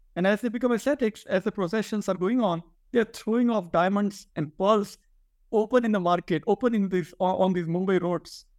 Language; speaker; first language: English; non-native, local second language; Hindi